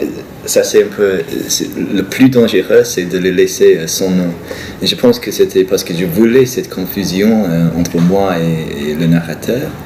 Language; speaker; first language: French; non-native, fluent; English